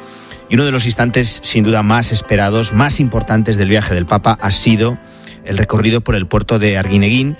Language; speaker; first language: Spanish; native; Spanish